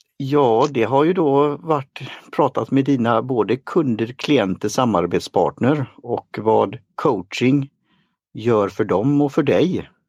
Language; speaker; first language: Swedish; native; Swedish